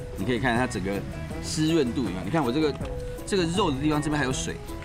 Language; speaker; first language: Chinese; native; Chinese